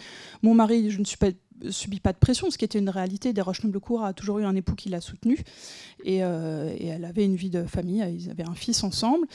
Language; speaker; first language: French; native; French